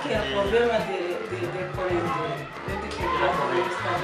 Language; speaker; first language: Italian; non-native, learner; French